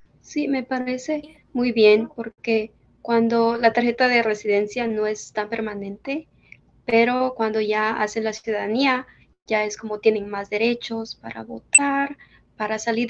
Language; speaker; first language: Spanish; early bilingual, heritage; Spanish